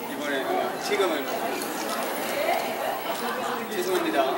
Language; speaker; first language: Korean; early bilingual, heritage; English